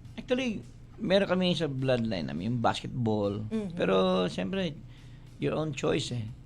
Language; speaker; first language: Filipino; native; Filipino